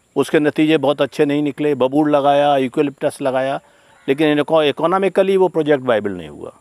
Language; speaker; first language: Hindi; native; Hindi